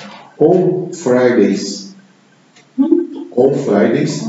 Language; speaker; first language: English; non-native, learner; Portuguese